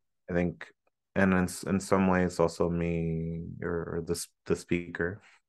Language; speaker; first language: English; early bilingual, other home language; Spanish